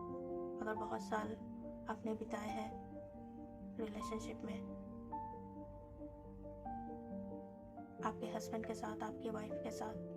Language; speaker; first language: Hindi; native; Hindi